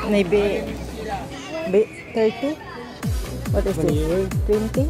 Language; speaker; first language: English; non-native, learner; Filipino